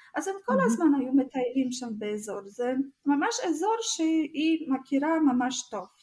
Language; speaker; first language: Hebrew; non-native, fluent; Russian